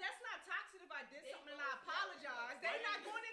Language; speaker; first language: English; native; English